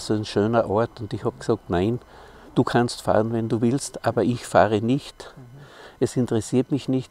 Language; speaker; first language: German; native; German